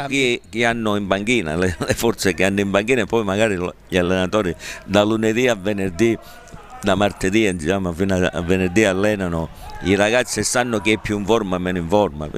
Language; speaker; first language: Italian; native; Italian